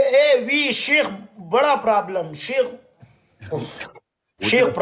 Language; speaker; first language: English; non-native, learner; Pashto